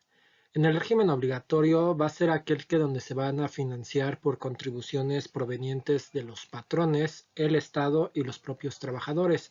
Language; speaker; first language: Spanish; native; Spanish